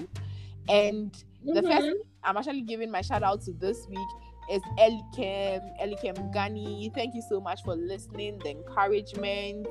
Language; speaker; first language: English; non-native, local second language; Akan